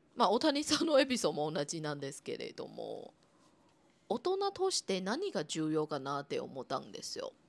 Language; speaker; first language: Japanese; non-native, fluent; Chinese